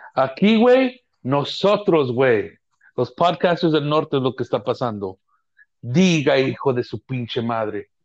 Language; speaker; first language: Spanish; early bilingual, heritage; Spanish